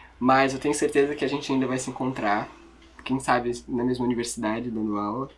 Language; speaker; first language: Portuguese; native; Portuguese